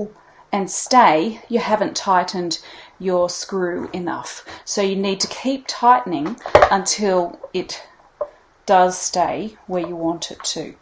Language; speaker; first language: English; native; English